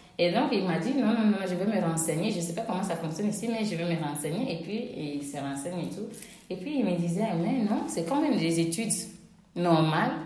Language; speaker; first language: French; non-native, local second language; Ewe